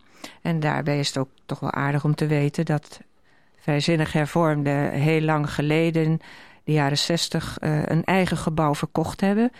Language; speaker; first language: Dutch; native; Dutch